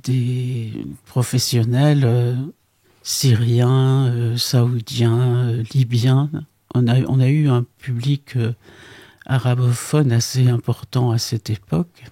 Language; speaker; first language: French; native; French